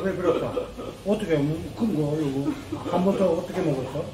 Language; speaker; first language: Korean; non-native, learner; Turkish